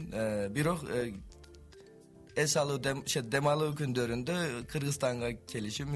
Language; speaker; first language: Kyrgyz; non-native, learner; Turkish